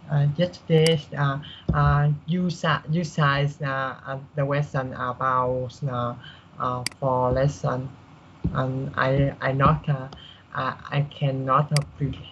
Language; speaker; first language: English; non-native, learner; Vietnamese